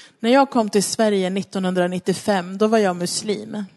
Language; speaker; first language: Swedish; non-native, fluent; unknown